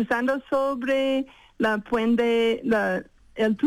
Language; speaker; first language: Spanish; non-native, fluent; English